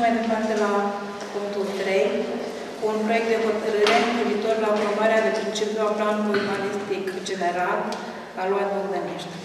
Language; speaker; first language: Romanian; native; Romanian